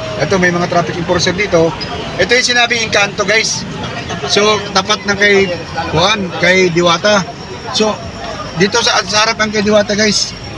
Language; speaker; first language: Filipino; native; Filipino